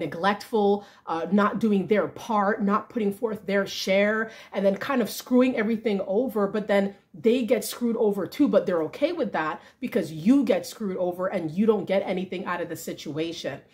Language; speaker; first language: English; native; English